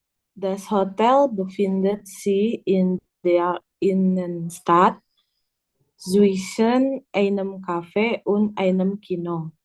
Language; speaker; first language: German; non-native, learner; Indonesian